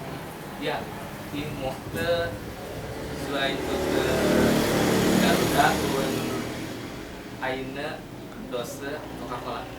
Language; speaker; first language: German; non-native, learner; Indonesian